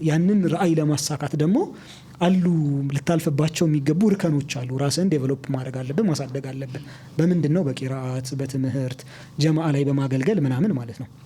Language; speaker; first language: Amharic; native; Amharic